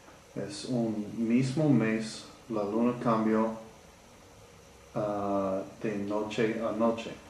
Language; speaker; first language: Spanish; non-native, learner; English